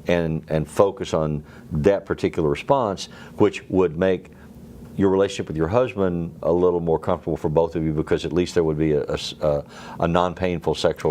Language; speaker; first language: English; native; English